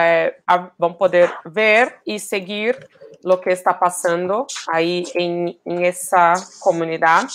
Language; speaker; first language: Spanish; non-native, fluent; Portuguese